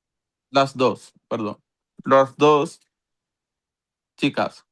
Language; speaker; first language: Spanish; non-native, learner; Urdu